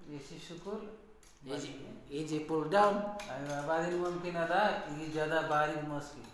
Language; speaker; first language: Arabic; non-native, learner; Indonesian